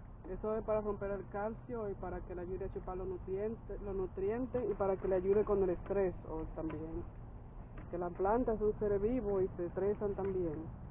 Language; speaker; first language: Spanish; native; Spanish